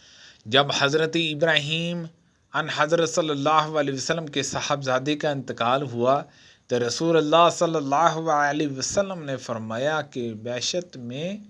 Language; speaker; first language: Urdu; native; Urdu